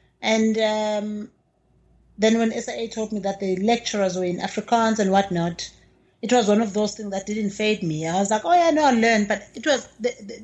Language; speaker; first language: English; non-native, local second language; Zulu